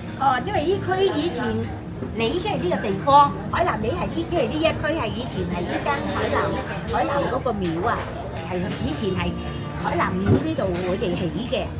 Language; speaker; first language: Cantonese; early bilingual, heritage; Cantonese